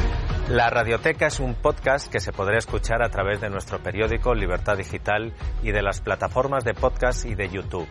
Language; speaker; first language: Spanish; native; Spanish